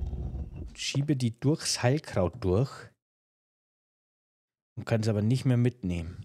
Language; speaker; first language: German; native; German